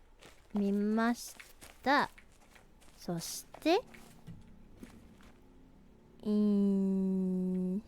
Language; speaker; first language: Japanese; non-native, learner; English